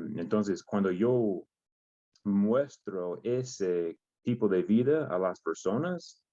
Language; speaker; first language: Spanish; non-native, learner; English